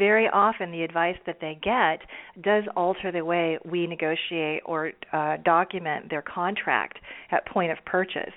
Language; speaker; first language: English; native; English